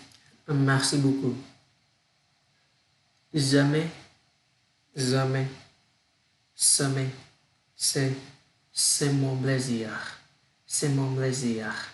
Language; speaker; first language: French; non-native, learner; Vietnamese